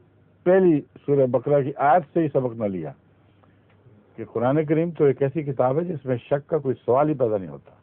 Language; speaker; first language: Urdu; native; Urdu